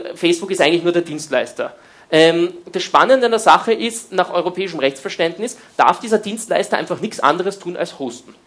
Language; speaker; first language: German; native; German